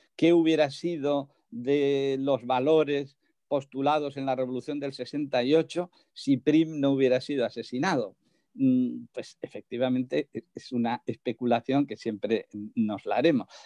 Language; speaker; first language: Spanish; native; Spanish